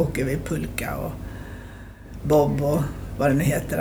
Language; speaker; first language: Swedish; native; Swedish